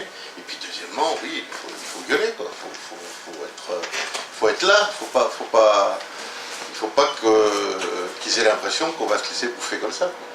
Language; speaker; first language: French; native; French